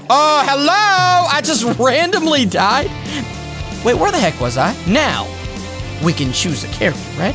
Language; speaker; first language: English; native; English